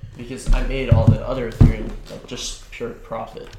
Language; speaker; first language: English; native; English